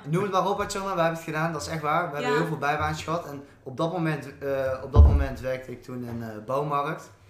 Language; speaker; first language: Dutch; native; Dutch